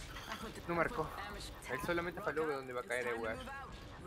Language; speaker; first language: Portuguese; non-native, learner; Spanish